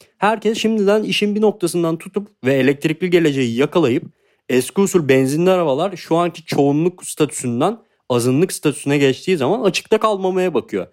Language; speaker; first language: Turkish; native; Turkish